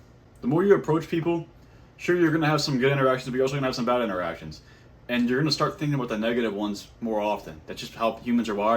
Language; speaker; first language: English; native; English